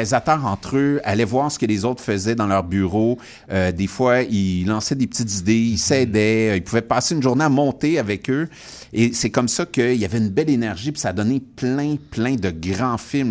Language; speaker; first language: French; native; French